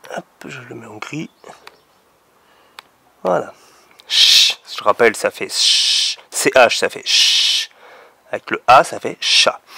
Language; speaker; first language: French; native; French